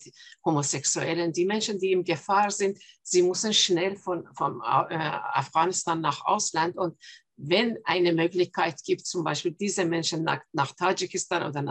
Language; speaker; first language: German; non-native, fluent; Persian